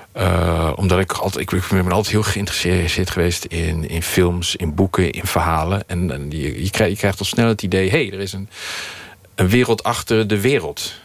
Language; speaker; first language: Dutch; native; Dutch